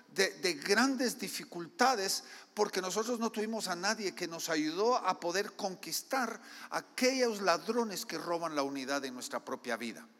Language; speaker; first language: Spanish; native; Spanish